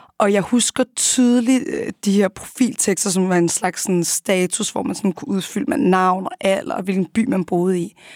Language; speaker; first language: Danish; early bilingual, other home language; Arabic